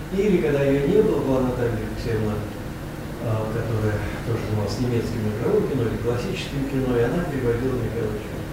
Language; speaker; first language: Russian; non-native, local second language; Romanian